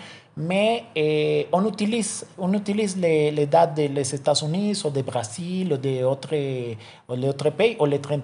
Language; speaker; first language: French; non-native, learner; Spanish